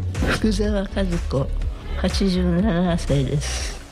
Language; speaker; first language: Japanese; native; Japanese